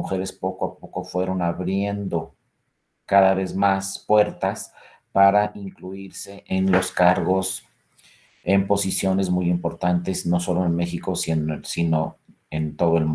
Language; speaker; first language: Spanish; native; Spanish